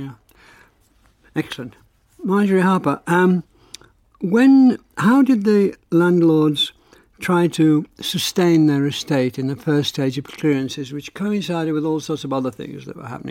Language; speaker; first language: English; native; English